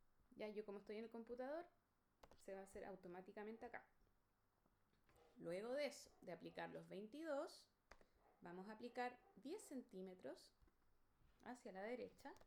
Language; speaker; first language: Spanish; native; Spanish